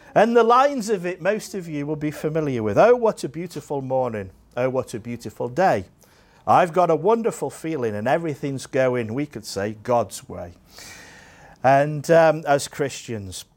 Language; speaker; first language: English; native; English